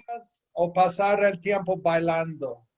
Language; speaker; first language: Spanish; non-native, fluent; English